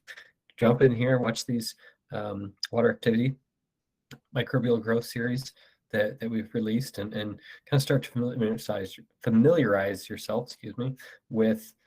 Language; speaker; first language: English; native; English